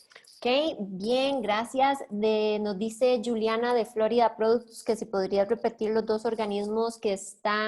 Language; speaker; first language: Spanish; native; Spanish